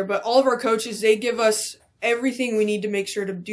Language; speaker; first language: English; native; English